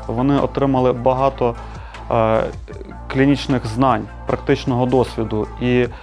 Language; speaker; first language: Ukrainian; native; Ukrainian